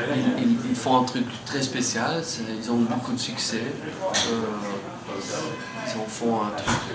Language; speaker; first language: French; non-native, fluent; Dutch